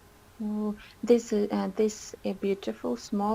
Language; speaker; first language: English; non-native, learner; Russian